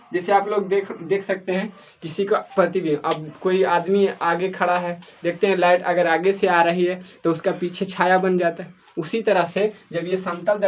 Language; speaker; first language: Hindi; native; Hindi